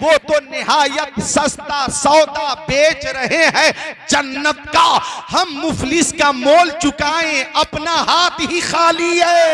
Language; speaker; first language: Hindi; native; Hindi